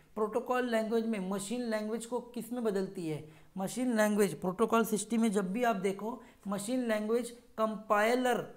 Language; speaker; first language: Hindi; non-native, local second language; Marathi